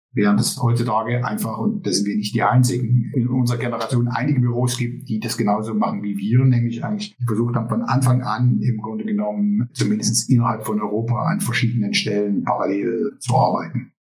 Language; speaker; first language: German; native; German